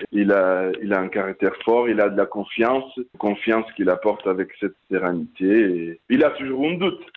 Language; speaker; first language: French; non-native, fluent; Portuguese